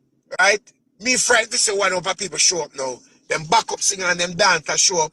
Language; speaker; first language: English; native; English